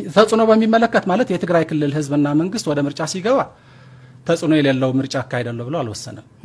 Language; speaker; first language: Amharic; non-native, local second language; Tigrinya